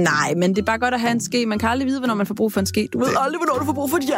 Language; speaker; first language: Danish; native; Danish